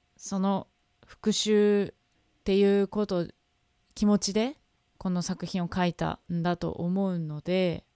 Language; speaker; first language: Japanese; native; Japanese